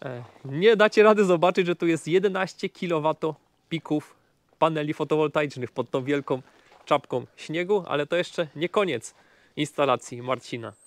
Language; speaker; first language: Polish; native; Polish